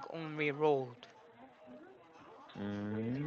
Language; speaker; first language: English; non-native, learner; Korean